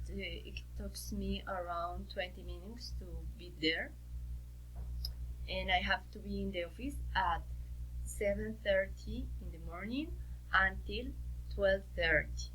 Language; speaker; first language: English; non-native, learner; Spanish